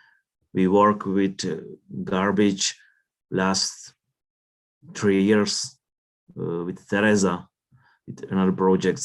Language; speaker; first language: English; non-native, learner; Czech